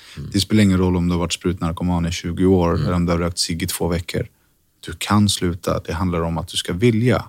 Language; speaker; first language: Swedish; native; Swedish